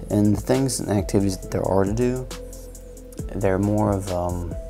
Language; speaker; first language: English; native; English